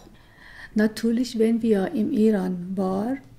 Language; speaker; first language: German; non-native, learner; Persian